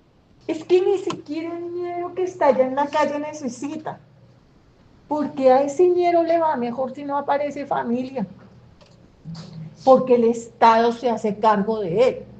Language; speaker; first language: Spanish; native; Spanish